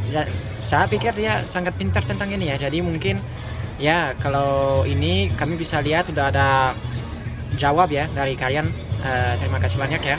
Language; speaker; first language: Indonesian; non-native, fluent; French